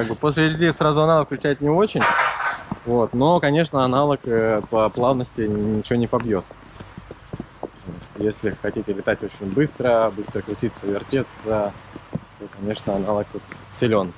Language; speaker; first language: Russian; native; Russian